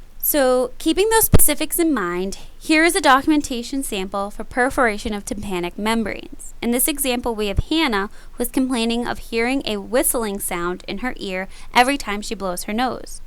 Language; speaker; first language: English; native; English